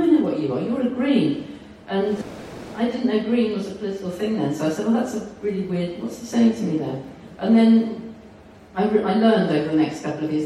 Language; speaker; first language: English; native; English